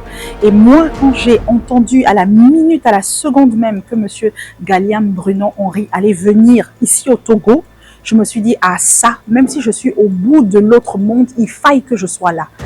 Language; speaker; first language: French; non-native, local second language; Ewe